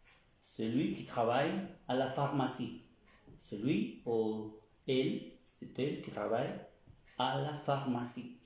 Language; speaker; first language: French; non-native, fluent; Spanish